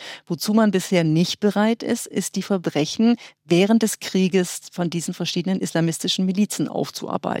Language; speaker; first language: German; native; German